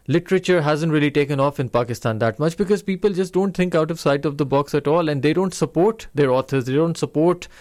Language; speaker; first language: English; non-native, local second language; Urdu